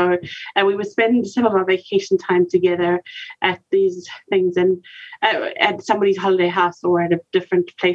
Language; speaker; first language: English; native; English